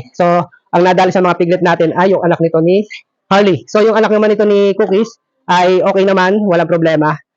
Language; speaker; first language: Filipino; native; Filipino